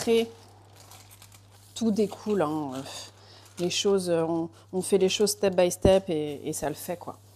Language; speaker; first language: French; native; French